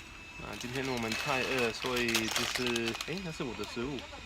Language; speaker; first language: Chinese; non-native, learner; English